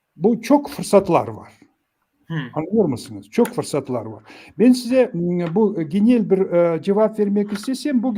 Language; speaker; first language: Turkish; non-native, learner; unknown